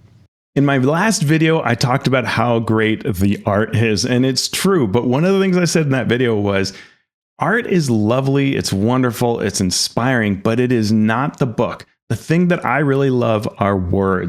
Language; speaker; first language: English; native; English